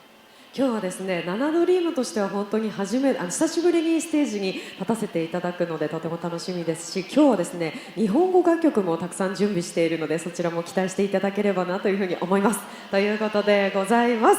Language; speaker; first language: Japanese; native; Japanese